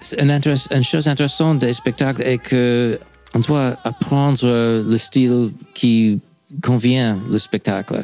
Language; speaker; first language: French; non-native, fluent; English